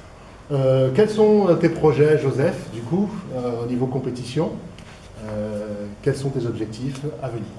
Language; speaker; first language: French; native; French